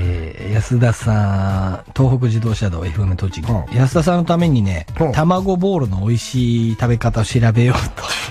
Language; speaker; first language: Japanese; native; Japanese